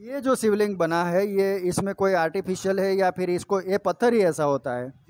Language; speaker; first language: Hindi; non-native, local second language; Gujarati